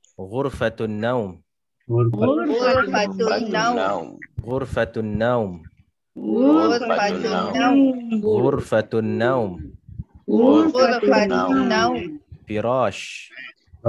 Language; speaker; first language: Arabic; non-native, fluent; Malay